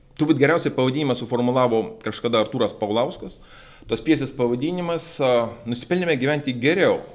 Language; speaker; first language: Lithuanian; non-native, local second language; Russian